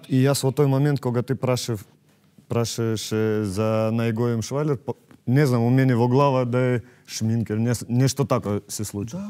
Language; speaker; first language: Macedonian; non-native, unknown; Russian